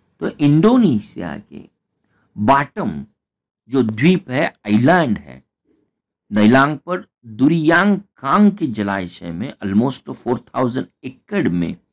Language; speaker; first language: Hindi; non-native, local second language; Marathi